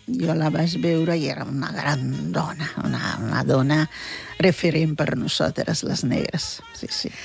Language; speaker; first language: Catalan; early bilingual, other home language; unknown